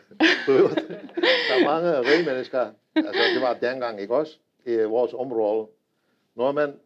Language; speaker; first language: Danish; non-native, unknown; Turkish